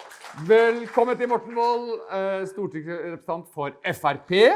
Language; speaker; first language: Norwegian; native; Norwegian